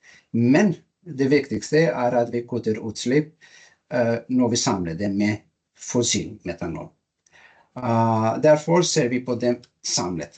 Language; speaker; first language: Norwegian; non-native, learner; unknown